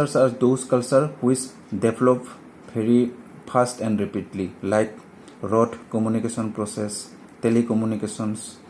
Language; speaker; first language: English; non-native, local second language; Assamese